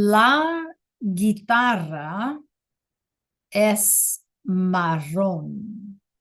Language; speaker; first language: Spanish; non-native, fluent; English